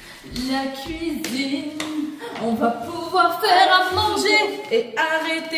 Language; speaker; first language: French; native; French